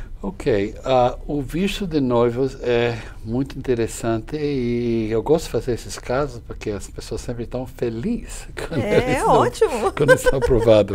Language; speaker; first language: Portuguese; non-native, fluent; English